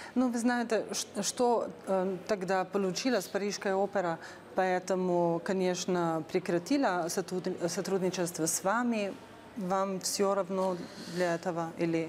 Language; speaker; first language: Russian; non-native, fluent; Slovenian